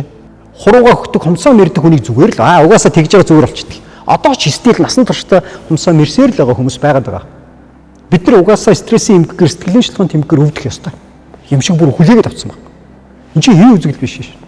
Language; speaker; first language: Mongolian; native; Mongolian